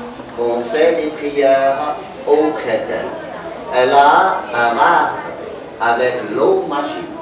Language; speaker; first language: French; non-native, fluent; Chinese